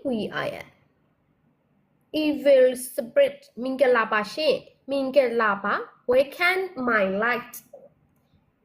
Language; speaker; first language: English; non-native, learner; Burmese